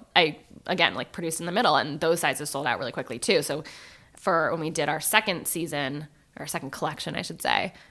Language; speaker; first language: English; native; English